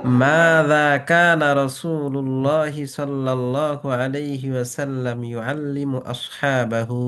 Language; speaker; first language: Arabic; non-native, fluent; Bangla